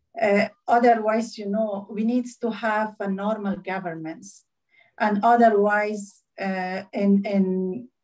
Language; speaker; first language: English; non-native, learner; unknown